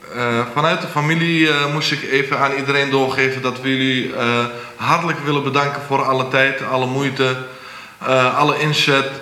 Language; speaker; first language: Dutch; early bilingual, other home language; Armenian